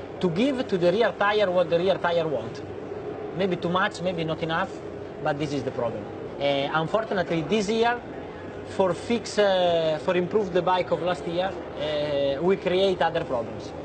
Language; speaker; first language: English; non-native, learner; Italian